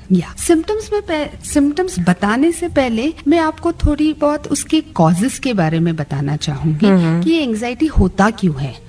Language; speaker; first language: Hindi; non-native, local second language; Marathi